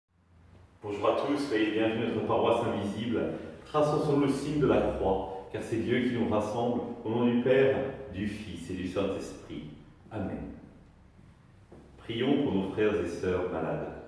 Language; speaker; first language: French; native; French